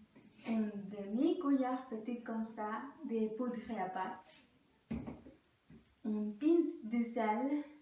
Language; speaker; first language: French; non-native, learner; Spanish